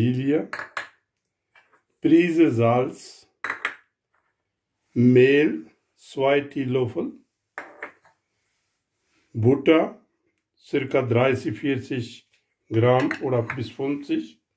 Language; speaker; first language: German; non-native, learner; Urdu